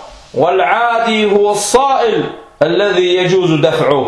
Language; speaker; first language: Danish; non-native, fluent; Arabic